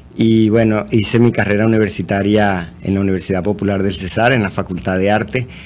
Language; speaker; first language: Spanish; native; Spanish